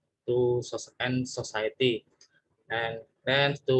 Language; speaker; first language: English; non-native, learner; Indonesian